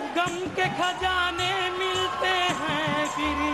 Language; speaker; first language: Hindi; native; Hindi